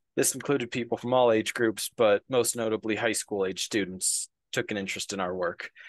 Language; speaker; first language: English; native; English